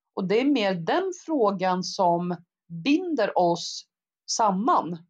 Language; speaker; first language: Swedish; early bilingual, other home language; Arabic